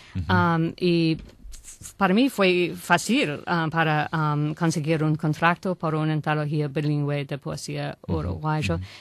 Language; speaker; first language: Spanish; non-native, learner; English